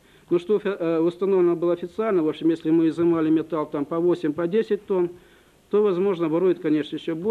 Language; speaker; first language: Russian; native; Russian